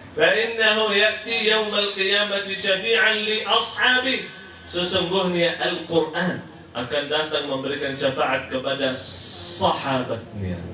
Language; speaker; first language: Malay; non-native, fluent; Arabic